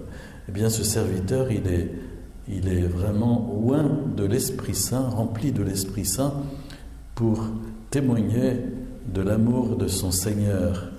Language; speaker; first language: French; native; French